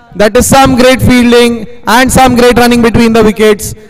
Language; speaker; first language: English; non-native, local second language; Marathi